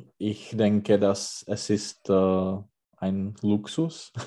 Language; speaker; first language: German; non-native, learner; Czech